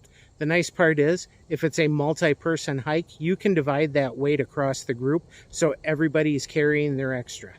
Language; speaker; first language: English; native; English